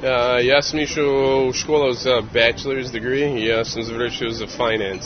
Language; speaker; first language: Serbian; early bilingual, heritage; English